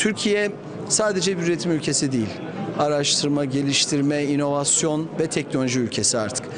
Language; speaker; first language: Turkish; native; Turkish